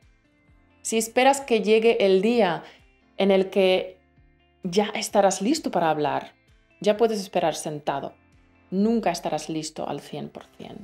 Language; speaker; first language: Spanish; native; Spanish